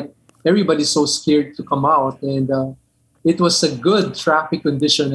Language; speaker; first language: English; non-native, local second language; Min Nan Chinese